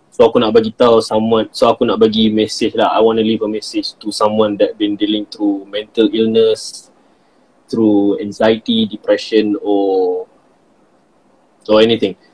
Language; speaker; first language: English; non-native, local second language; Malay